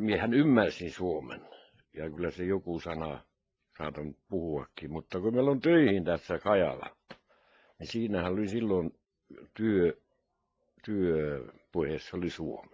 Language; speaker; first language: Finnish; non-native, local second language; Norwegian